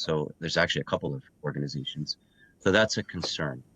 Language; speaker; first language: English; native; English